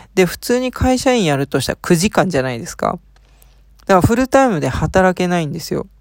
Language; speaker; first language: Japanese; early bilingual, heritage; Japanese